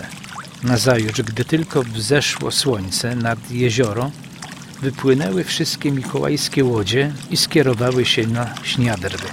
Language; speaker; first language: Polish; native; Polish